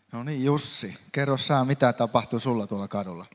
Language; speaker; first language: Finnish; native; Finnish